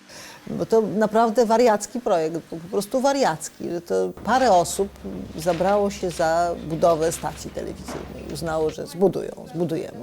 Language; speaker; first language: Polish; native; Polish